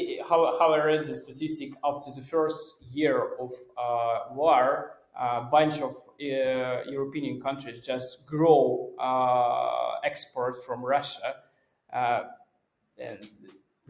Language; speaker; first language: English; non-native, fluent; Russian